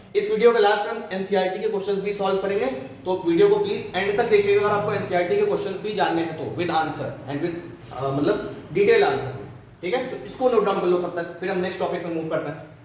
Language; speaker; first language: Hindi; native; Hindi